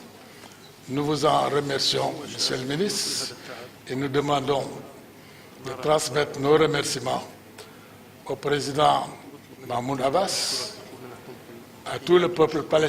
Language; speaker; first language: French; non-native, local second language; Wolof